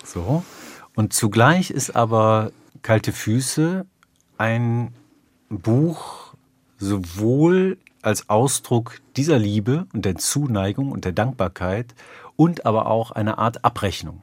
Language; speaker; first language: German; native; German